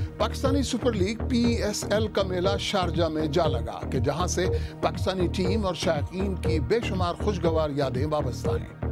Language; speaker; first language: Urdu; native; Urdu